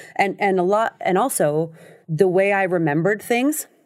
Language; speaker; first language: English; native; English